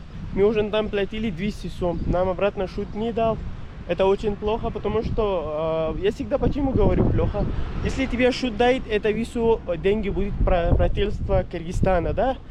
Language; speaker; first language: Russian; non-native, learner; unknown